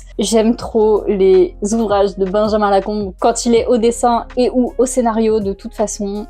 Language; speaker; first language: French; native; French